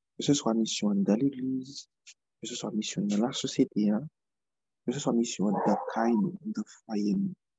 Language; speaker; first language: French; non-native, local second language; Haitian Creole